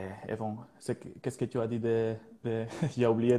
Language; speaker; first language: French; non-native, learner; Spanish